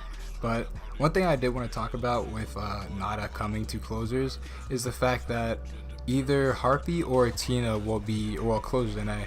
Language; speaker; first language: English; native; English